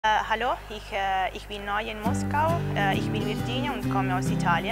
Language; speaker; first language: German; non-native, learner; Italian